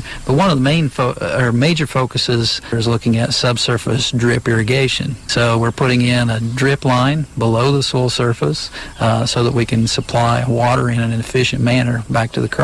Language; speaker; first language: English; native; English